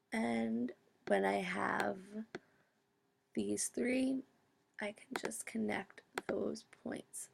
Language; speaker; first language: English; native; English